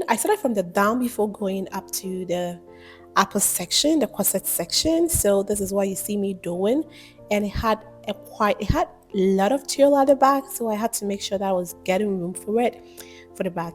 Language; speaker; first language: English; non-native, local second language; Akan